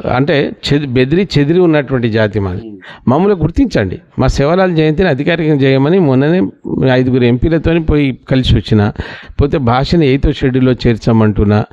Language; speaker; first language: Telugu; non-native, local second language; Lambadi